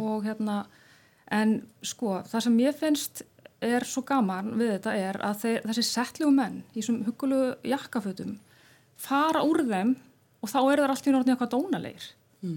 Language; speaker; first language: Icelandic; native; Icelandic